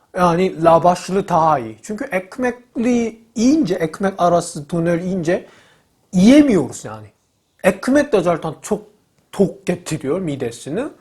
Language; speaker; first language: Turkish; non-native, learner; Korean